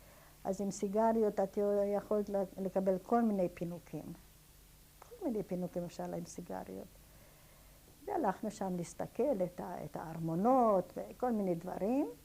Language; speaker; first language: Hebrew; non-native, fluent; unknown